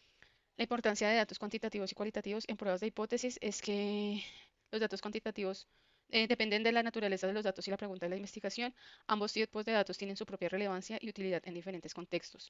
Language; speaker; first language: Spanish; native; Spanish